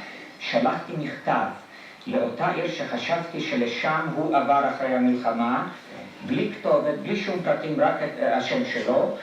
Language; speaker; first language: Hebrew; non-native, fluent; Polish